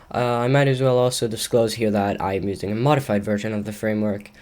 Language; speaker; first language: English; native; English